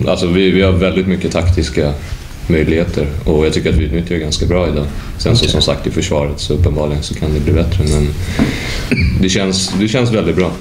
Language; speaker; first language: Swedish; native; Swedish